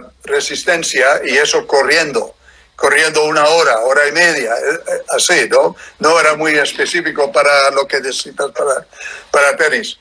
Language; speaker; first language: Spanish; non-native, fluent; English